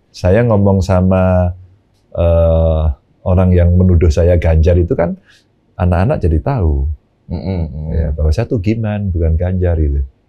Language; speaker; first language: Indonesian; non-native, local second language; Javanese